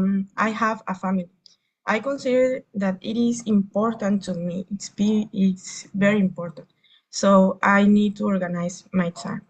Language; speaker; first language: English; non-native, learner; Spanish